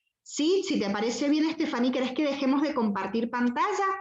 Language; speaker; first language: Spanish; native; Spanish